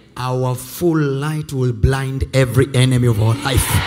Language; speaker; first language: English; non-native, local second language; Swahili